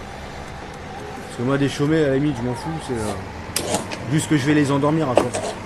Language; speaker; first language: French; native; French